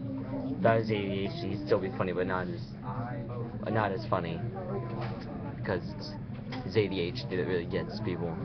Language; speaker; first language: English; native; English